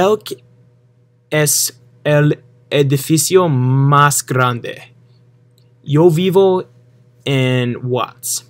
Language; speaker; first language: Spanish; non-native, learner; English